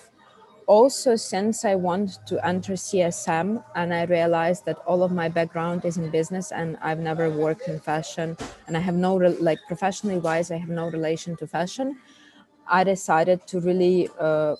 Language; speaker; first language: English; non-native, fluent; Russian